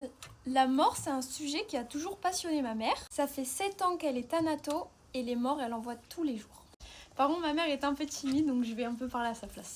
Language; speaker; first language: French; native; French